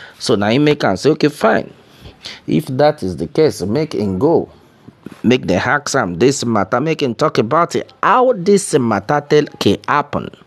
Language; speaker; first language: Nigerian Pidgin; non-native, local second language; Yoruba